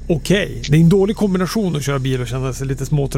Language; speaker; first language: Swedish; native; Swedish